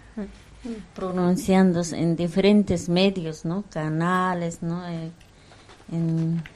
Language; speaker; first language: Spanish; non-native, local second language; Aymara